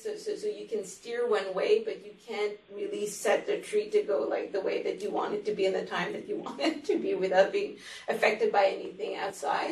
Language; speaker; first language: English; non-native, fluent; French